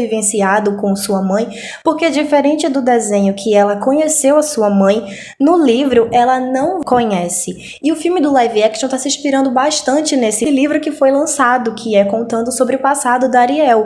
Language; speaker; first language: Portuguese; native; Portuguese